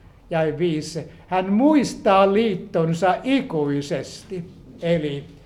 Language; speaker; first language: Finnish; native; Finnish